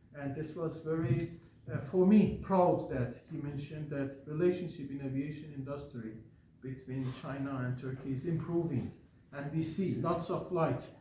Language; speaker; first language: English; non-native, fluent; Turkish